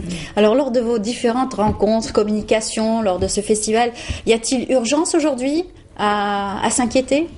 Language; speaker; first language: French; native; French